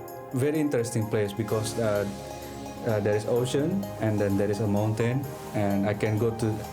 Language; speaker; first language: English; non-native, learner; Indonesian